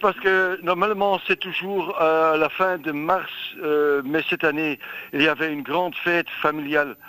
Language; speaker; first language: French; non-native, local second language; Dutch